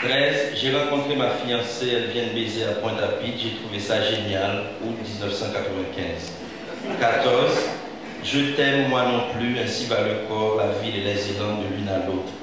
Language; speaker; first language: French; non-native, local second language; Haitian Creole